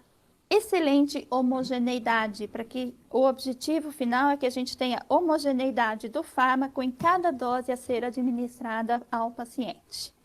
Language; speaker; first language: Portuguese; native; Portuguese